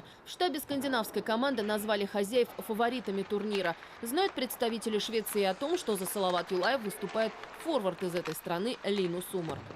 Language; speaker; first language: Russian; native; Russian